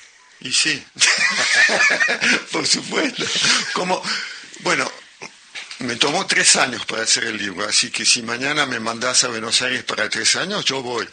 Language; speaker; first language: Spanish; non-native, local second language; French